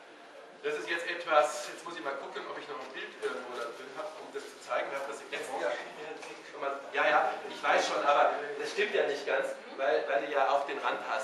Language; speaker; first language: German; native; German